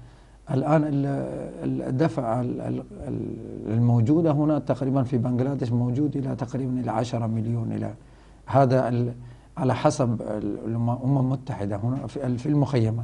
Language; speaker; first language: Arabic; non-native, fluent; Rohingya